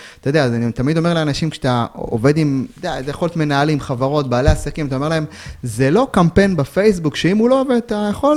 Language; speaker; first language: Hebrew; native; Hebrew